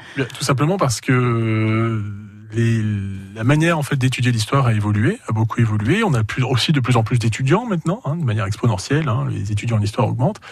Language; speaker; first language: French; native; French